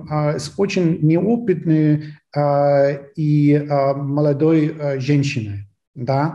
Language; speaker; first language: Russian; non-native, fluent; German